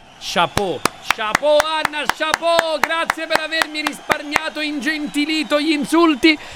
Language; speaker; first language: Italian; native; Italian